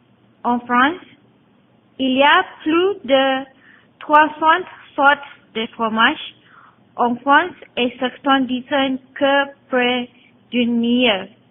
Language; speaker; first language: French; non-native, learner; Malay